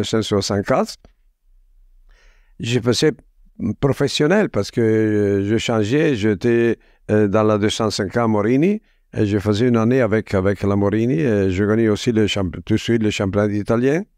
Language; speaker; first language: French; non-native, fluent; Italian